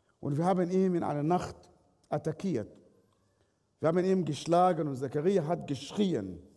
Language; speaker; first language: German; non-native, fluent; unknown